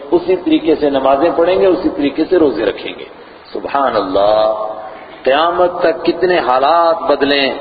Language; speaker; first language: Urdu; non-native, local second language; Punjabi